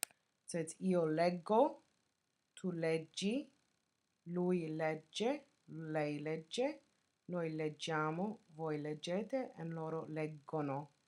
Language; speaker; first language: Italian; non-native, fluent; English